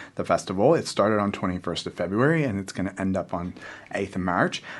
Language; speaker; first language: English; native; English